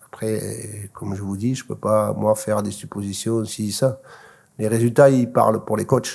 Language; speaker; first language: French; native; French